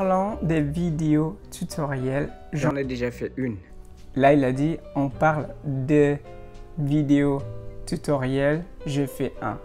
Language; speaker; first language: French; non-native, fluent; Indonesian